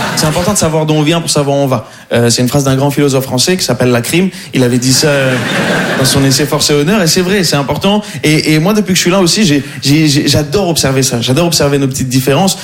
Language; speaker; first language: French; non-native, local second language; Arabic